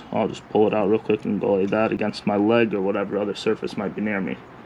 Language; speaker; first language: English; native; English